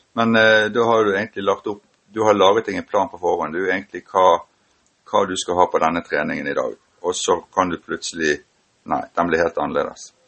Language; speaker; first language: Norwegian; native; Norwegian